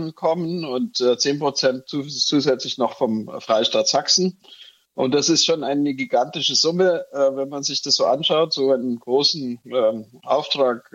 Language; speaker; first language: German; native; German